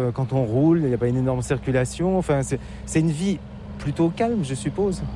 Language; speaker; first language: French; native; French